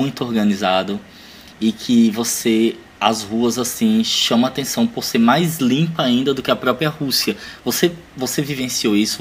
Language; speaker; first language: Portuguese; native; Portuguese